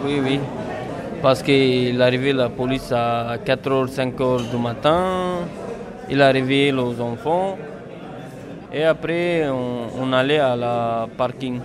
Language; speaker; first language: French; non-native, learner; Romanian